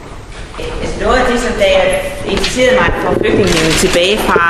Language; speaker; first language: Danish; native; Danish